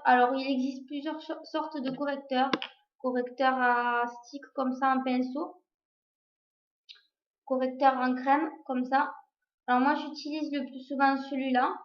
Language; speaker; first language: French; native; French